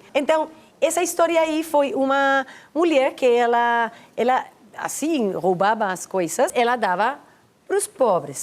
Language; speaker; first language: Portuguese; non-native, fluent; Spanish